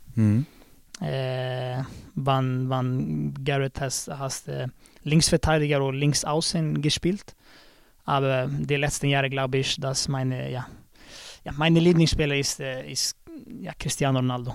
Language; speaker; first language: German; non-native, learner; Swedish